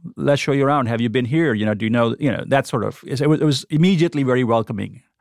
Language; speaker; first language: English; non-native, local second language; Gujarati